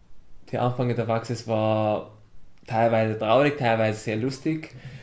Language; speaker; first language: German; non-native, fluent; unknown